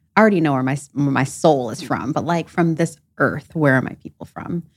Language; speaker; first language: English; early bilingual, other home language; Krio